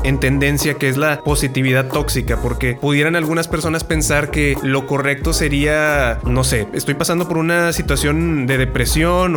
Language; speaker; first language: Spanish; native; Spanish